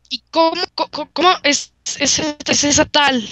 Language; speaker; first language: Spanish; native; Spanish